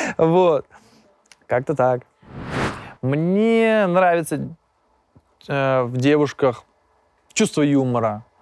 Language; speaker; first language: Russian; non-native, local second language; Tatar